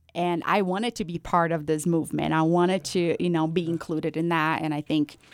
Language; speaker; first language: English; non-native, fluent; Portuguese